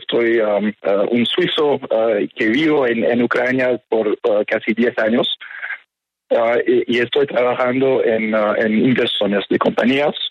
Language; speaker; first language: Spanish; non-native, fluent; French